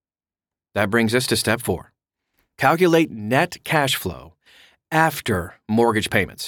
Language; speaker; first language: English; native; English